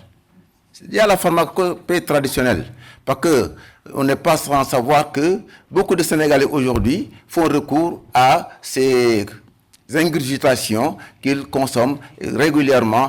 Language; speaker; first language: French; non-native, local second language; Wolof